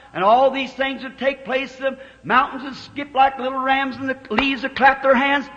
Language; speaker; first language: English; native; English